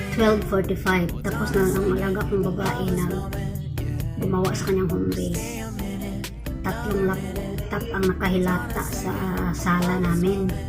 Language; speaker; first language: Filipino; non-native, local second language; Cebuano